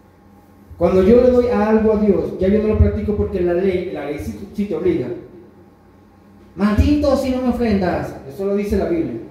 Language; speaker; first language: Spanish; native; Spanish